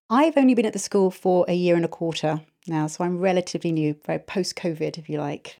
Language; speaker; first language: English; native; English